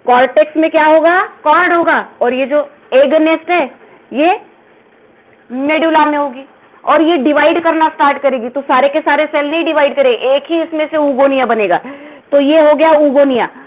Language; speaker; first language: Hindi; non-native, local second language; Marathi